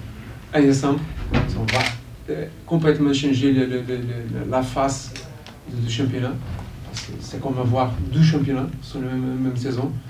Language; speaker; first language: French; non-native, fluent; Portuguese